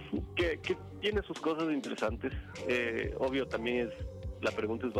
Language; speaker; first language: Spanish; non-native, fluent; French